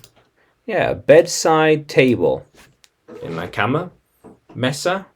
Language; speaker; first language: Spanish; non-native, learner; English